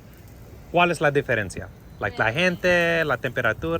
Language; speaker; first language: Spanish; non-native, learner; English